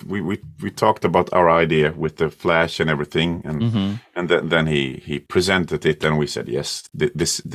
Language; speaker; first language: English; non-native, fluent; Swedish